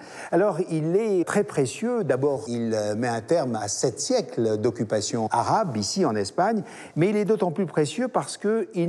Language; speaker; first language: French; native; French